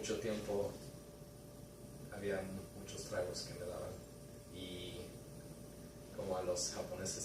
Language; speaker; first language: Spanish; early bilingual, heritage; Spanish